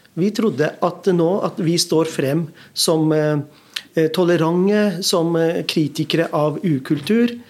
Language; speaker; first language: Norwegian; early bilingual, other home language; Urdu